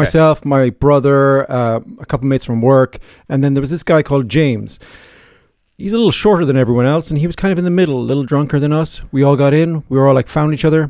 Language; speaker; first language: English; native; English